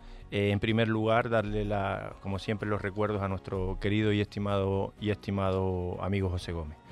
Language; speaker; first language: Spanish; native; Spanish